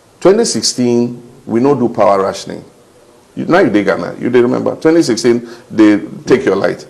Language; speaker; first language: Nigerian Pidgin; non-native, fluent; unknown